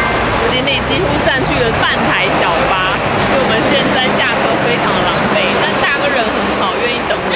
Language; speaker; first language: Chinese; native; Chinese